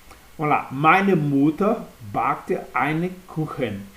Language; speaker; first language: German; non-native, learner; Portuguese